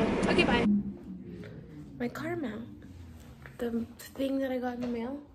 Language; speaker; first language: English; native; English